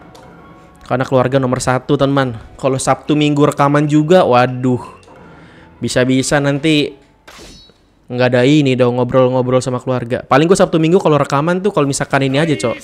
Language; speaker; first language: Indonesian; native; Indonesian